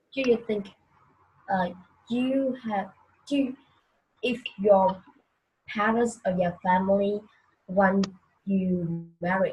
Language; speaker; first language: English; non-native, learner; Vietnamese